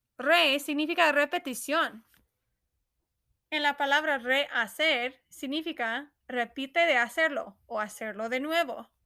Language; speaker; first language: Spanish; non-native, fluent; English